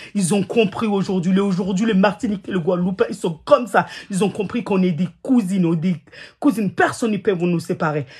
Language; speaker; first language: French; non-native, local second language; Ngazidja Comorian